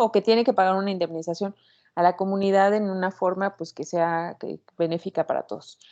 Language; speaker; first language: Spanish; native; Spanish